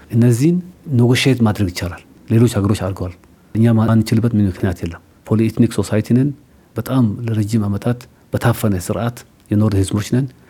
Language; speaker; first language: Amharic; non-native, local second language; Somali